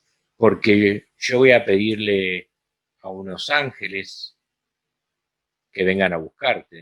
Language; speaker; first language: Spanish; native; Spanish